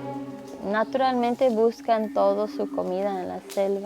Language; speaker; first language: Spanish; non-native, fluent; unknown